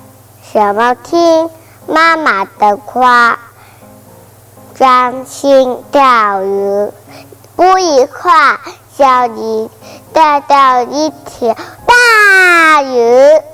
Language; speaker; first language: Chinese; non-native, local second language; Cantonese